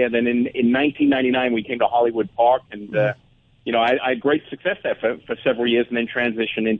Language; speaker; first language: English; native; English